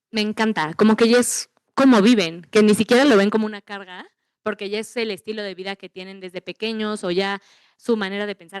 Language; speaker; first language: Spanish; native; Spanish